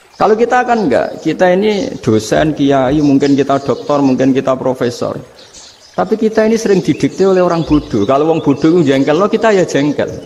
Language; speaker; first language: Indonesian; non-native, local second language; Javanese